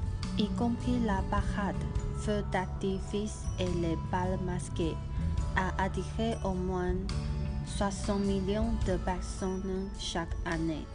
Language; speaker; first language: French; non-native, learner; Chinese